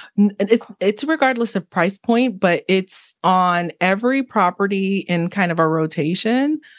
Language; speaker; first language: English; early bilingual, other home language; Haitian Creole